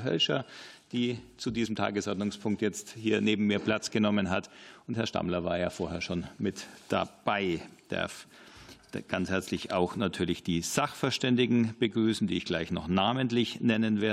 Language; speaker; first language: German; native; German